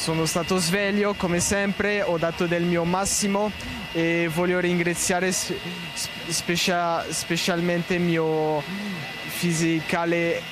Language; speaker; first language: Italian; non-native, fluent; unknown